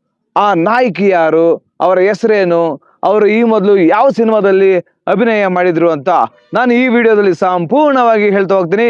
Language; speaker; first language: Kannada; native; Kannada